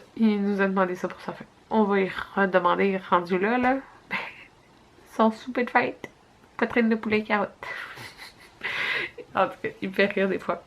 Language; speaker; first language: French; native; French